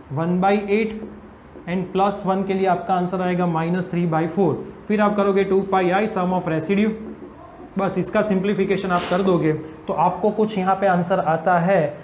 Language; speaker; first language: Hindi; non-native, local second language; Gujarati